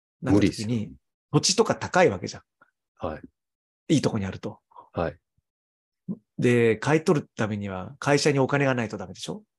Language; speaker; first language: Japanese; native; Japanese